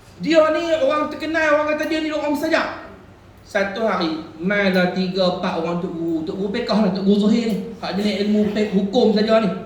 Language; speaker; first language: Malay; native; Malay